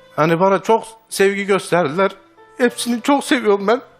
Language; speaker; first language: Turkish; native; Turkish